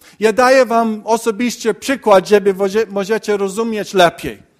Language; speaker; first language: Polish; non-native, learner; English